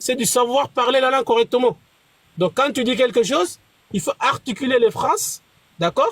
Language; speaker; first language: French; non-native, fluent; Arabic